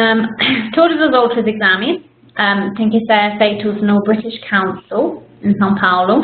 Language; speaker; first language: Portuguese; non-native, fluent; English